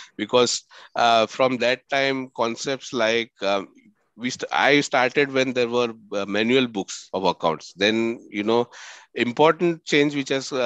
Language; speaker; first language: English; non-native, local second language; Marathi